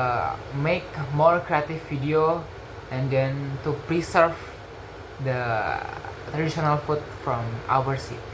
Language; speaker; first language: English; non-native, learner; Indonesian